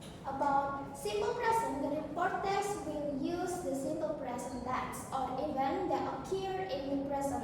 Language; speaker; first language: English; non-native, learner; Indonesian